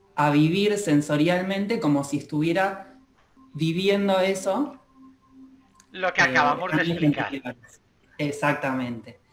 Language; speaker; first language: Spanish; native; Spanish